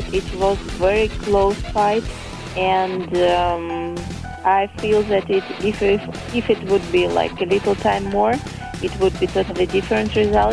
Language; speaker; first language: English; non-native, fluent; Russian